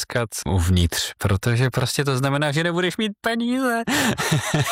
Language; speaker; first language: Czech; non-native, fluent; Russian